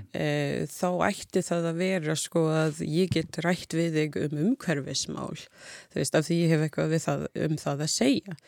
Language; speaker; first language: Icelandic; non-native, fluent; English